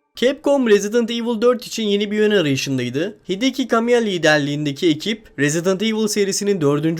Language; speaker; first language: Turkish; native; Turkish